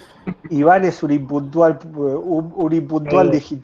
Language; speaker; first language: Spanish; native; Spanish